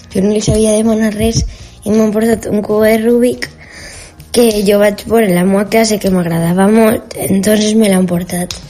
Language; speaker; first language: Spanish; non-native, local second language; Catalan